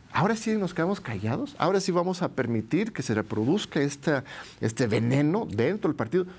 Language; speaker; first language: Spanish; non-native, fluent; English